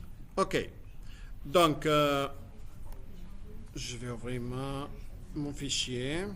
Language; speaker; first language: French; non-native, fluent; Spanish